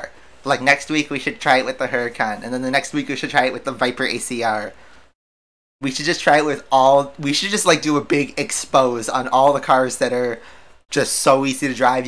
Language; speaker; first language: English; native; English